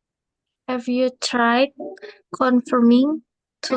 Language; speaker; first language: English; non-native, learner; Indonesian